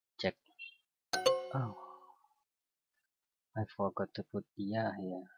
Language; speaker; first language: English; non-native, learner; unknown